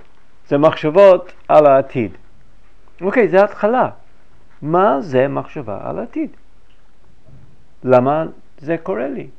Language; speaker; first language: Hebrew; non-native, fluent; English